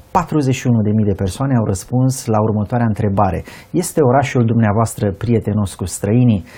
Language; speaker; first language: Romanian; native; Romanian